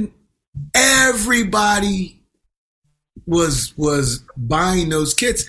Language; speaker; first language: English; native; English